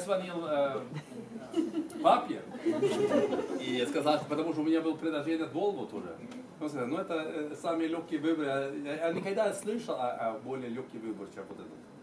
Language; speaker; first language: Russian; non-native, fluent; Swedish